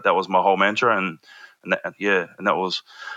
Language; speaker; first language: English; native; English